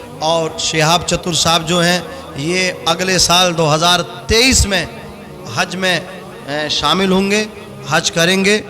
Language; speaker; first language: Urdu; native; Urdu